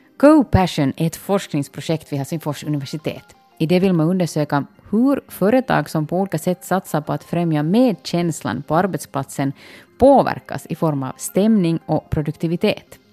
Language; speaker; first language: Swedish; native; Swedish